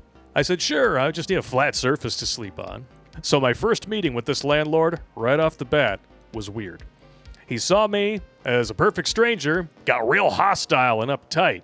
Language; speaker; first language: English; native; English